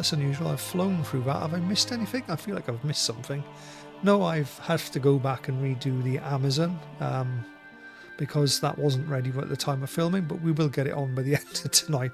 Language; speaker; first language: English; native; English